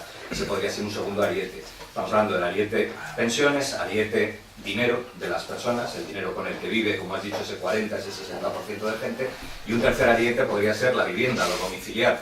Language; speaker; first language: Spanish; native; Spanish